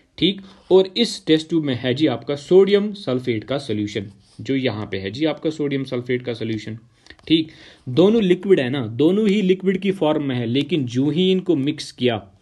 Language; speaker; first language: Hindi; non-native, local second language; Kashmiri